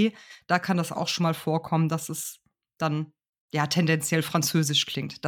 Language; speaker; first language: German; native; German